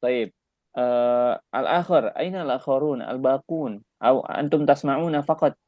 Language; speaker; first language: Arabic; non-native, fluent; Indonesian